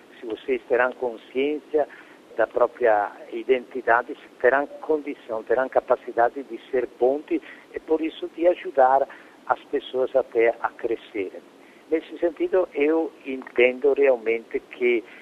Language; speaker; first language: Portuguese; non-native, fluent; Italian